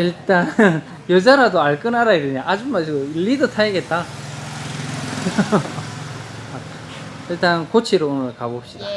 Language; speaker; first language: Korean; native; Korean